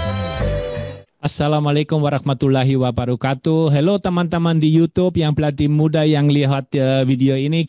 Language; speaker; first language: Indonesian; non-native, fluent; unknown